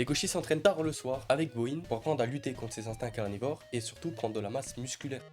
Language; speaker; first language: French; native; French